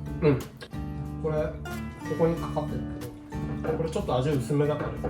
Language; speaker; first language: Japanese; native; Japanese